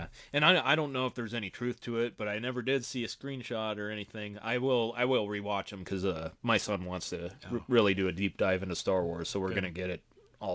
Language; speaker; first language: English; native; English